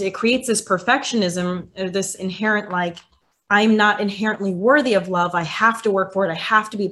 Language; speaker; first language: English; native; English